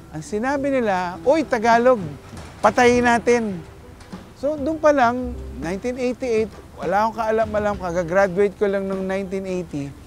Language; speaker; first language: Filipino; native; Filipino